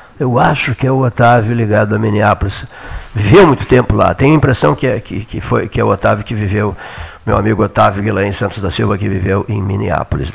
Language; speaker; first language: Portuguese; native; Portuguese